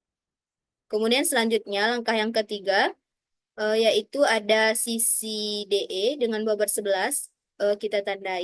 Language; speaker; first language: Indonesian; native; Indonesian